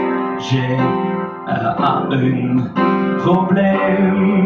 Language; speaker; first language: French; non-native, learner; Norwegian